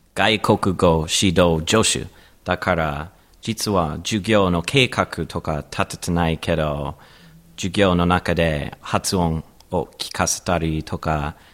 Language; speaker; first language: Japanese; non-native, learner; English